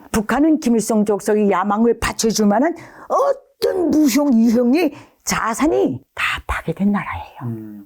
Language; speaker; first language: Korean; native; Korean